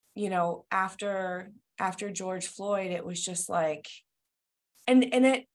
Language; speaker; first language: English; native; English